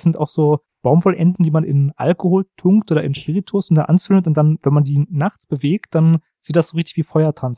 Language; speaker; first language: German; native; German